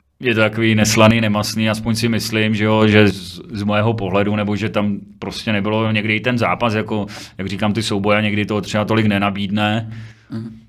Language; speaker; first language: Czech; native; Czech